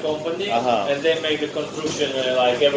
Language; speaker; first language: English; non-native, learner; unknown